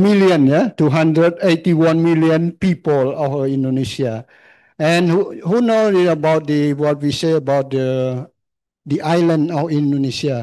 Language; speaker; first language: English; non-native, learner; Khmer